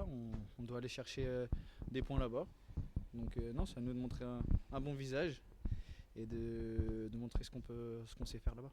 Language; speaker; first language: French; native; French